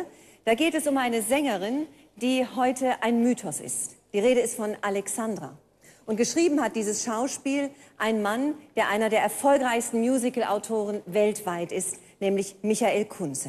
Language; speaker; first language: German; native; German